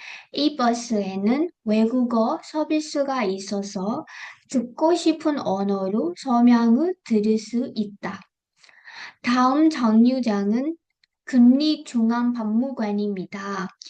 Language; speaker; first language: Korean; non-native, fluent; Burmese